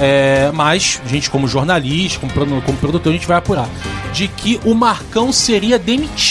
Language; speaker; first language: Portuguese; native; Portuguese